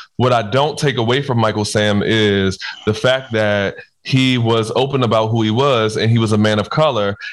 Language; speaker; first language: English; native; English